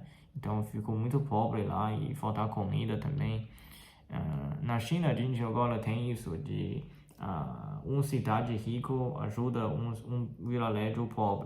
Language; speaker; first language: Portuguese; non-native, fluent; Chinese